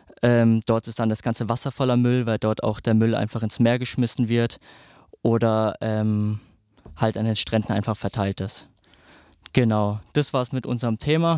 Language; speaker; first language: German; native; German